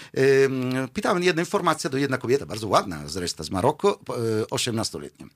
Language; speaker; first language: Polish; non-native, fluent; Italian